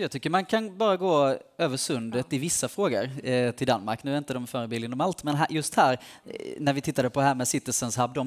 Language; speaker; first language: Swedish; native; Swedish